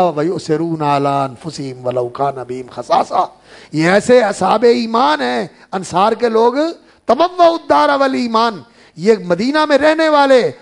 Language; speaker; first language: Urdu; non-native, local second language; Punjabi